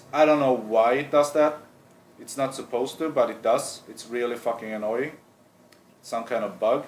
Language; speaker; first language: English; non-native, fluent; Swedish